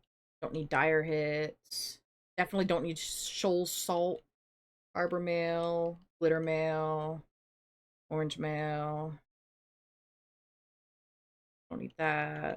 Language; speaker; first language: English; native; English